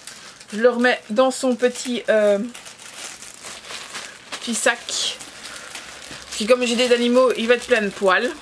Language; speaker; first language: French; native; French